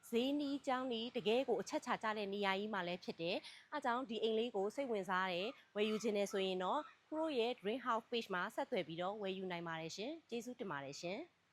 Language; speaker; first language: Burmese; native; Burmese